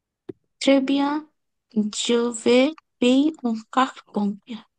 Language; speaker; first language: French; non-native, learner; Bangla